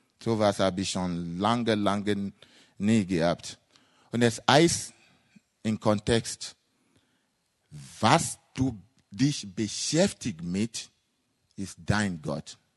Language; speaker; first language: German; non-native, fluent; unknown